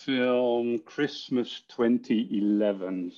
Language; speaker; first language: English; non-native, fluent; Dutch